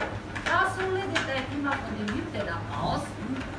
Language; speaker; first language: German; non-native, fluent; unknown